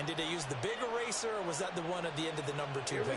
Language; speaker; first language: English; native; English